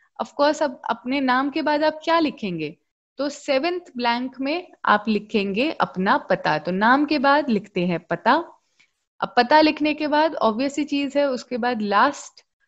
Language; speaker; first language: Hindi; native; Hindi